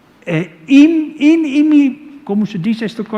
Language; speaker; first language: Portuguese; non-native, fluent; Dutch